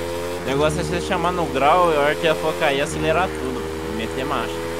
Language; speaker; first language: Portuguese; native; Portuguese